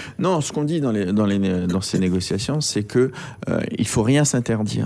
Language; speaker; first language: French; native; French